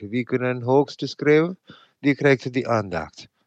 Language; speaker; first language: Dutch; non-native, fluent; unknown